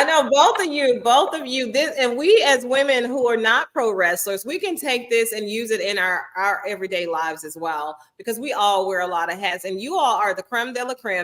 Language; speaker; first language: English; native; English